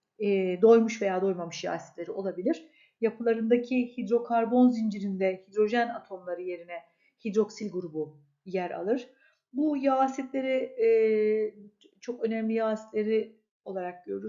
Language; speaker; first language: Turkish; native; Turkish